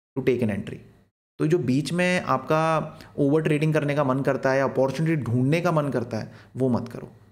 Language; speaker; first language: Hindi; native; Hindi